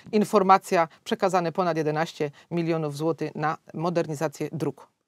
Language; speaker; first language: Polish; native; Polish